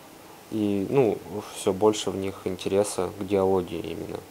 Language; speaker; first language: Russian; native; Russian